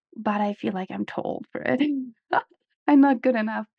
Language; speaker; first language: English; non-native, fluent; German